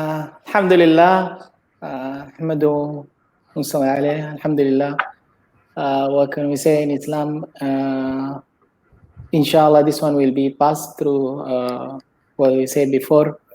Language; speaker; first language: English; non-native, learner; Indonesian